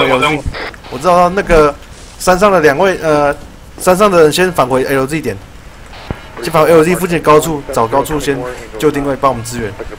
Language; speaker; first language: Chinese; native; Chinese